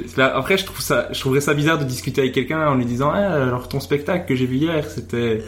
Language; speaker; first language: French; native; French